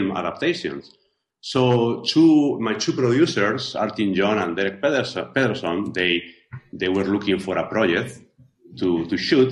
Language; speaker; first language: English; non-native, fluent; Spanish